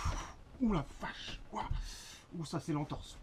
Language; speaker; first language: French; native; French